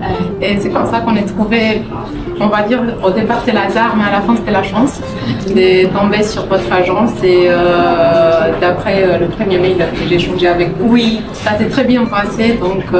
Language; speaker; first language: French; non-native, fluent; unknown